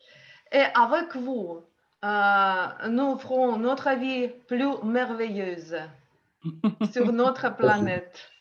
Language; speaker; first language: French; non-native, learner; Russian